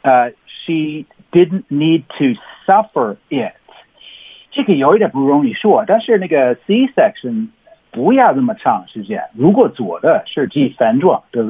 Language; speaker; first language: Chinese; non-native, learner; English